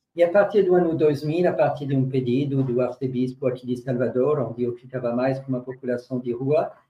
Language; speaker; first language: Portuguese; non-native, fluent; French